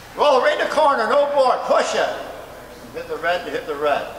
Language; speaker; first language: English; native; English